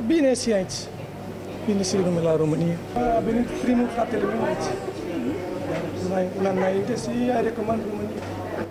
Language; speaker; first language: Romanian; non-native, learner; Nepali